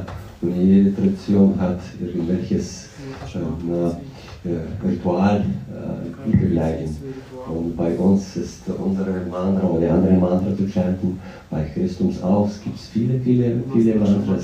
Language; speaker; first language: German; non-native, learner; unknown